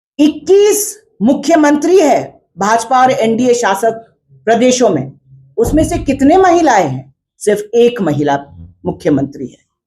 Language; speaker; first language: Hindi; non-native, local second language; Khasi